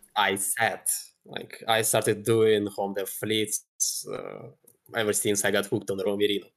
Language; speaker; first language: English; non-native, fluent; Russian